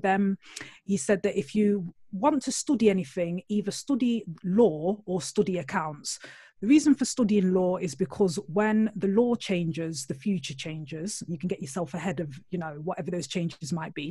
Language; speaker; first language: English; native; English